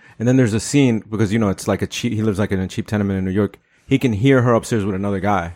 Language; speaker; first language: English; native; English